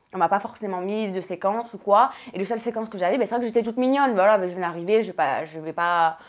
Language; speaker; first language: French; native; French